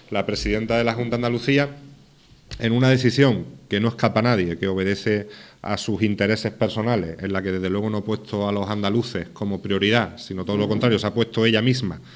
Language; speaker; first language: Spanish; native; Spanish